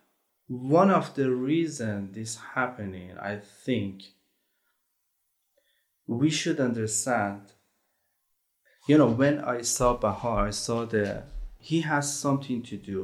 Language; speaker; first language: English; non-native, learner; Persian